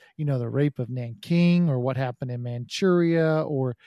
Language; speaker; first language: English; native; English